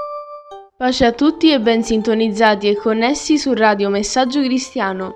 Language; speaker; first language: Italian; native; Italian